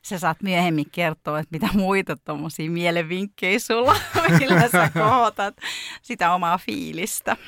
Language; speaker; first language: Finnish; native; Finnish